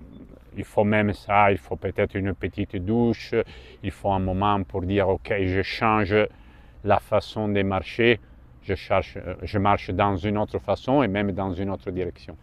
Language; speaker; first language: French; non-native, fluent; Italian